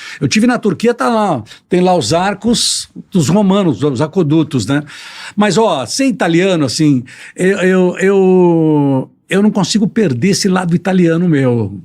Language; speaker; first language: Portuguese; early bilingual, other home language; Italian